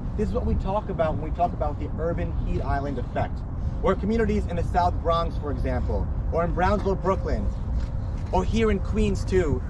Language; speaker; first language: English; native; English